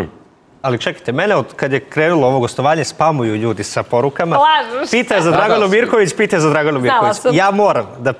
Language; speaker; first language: Serbian; native; Serbian